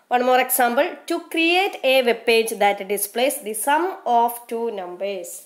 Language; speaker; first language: English; non-native, local second language; Malayalam